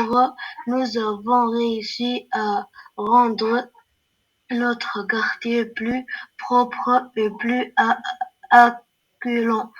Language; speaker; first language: French; non-native, learner; Arabic